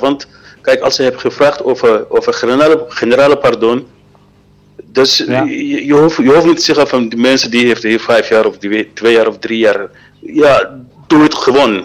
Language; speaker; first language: Dutch; non-native, fluent; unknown